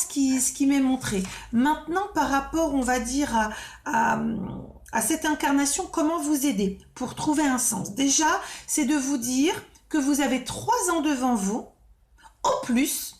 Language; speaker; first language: French; native; French